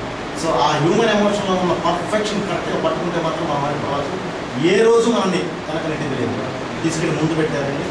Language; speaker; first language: Telugu; native; Telugu